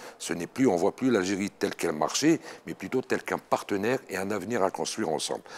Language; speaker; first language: French; non-native, local second language; Arabic